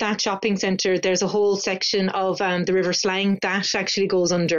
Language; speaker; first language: English; native; English